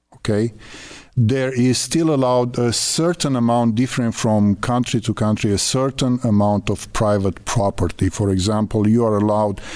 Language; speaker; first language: English; non-native, fluent; Romanian